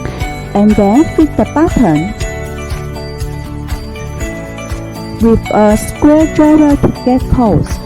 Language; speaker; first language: English; non-native, learner; Chinese